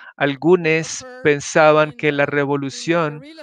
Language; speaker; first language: Spanish; native; Spanish